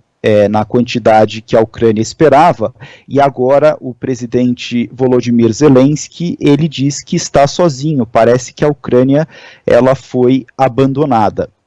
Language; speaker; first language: Portuguese; native; Portuguese